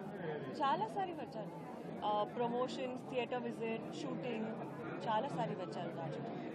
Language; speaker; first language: Telugu; non-native, local second language; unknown